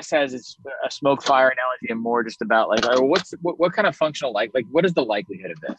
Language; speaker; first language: English; native; English